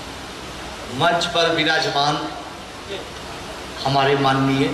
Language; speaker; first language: Hindi; native; Hindi